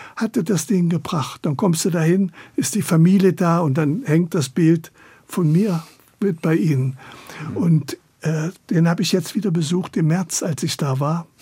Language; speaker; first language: German; native; German